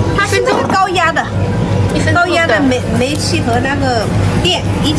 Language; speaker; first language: Chinese; non-native, local second language; Min Nan Chinese